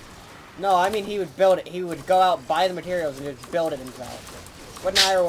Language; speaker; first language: English; native; English